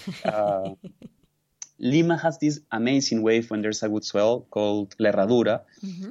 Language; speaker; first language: English; non-native, fluent; Spanish